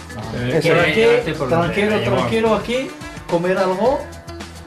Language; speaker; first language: Spanish; non-native, learner; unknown